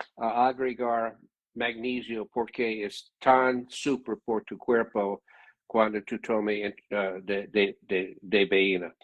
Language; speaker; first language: Spanish; non-native, learner; English